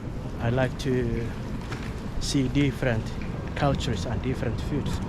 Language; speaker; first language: English; non-native, fluent; Somali